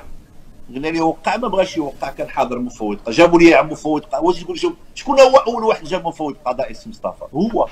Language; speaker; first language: Arabic; native; Arabic